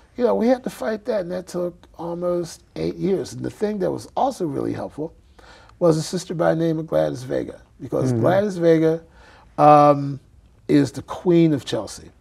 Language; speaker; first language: English; native; English